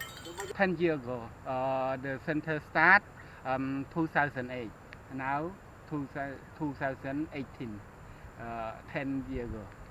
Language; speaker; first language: English; non-native, learner; Khmer